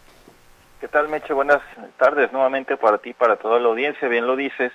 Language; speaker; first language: Spanish; native; Spanish